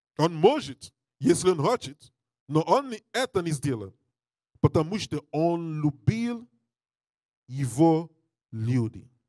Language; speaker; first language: Russian; non-native, learner; English